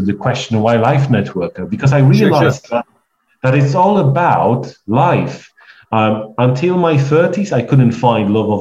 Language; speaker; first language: English; non-native, fluent; Polish